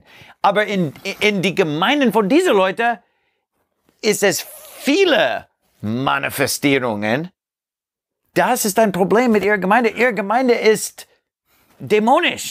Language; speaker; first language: German; non-native, learner; English